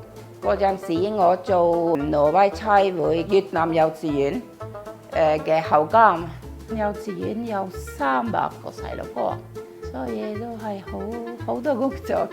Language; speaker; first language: Cantonese; non-native, fluent; Norwegian